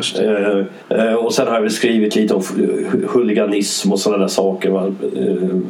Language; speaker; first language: Swedish; early bilingual, other home language; English